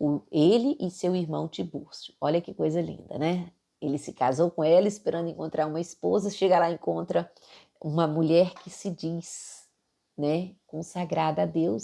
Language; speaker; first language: Portuguese; native; Portuguese